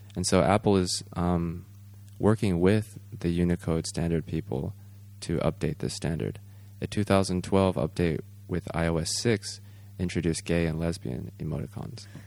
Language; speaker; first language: English; native; English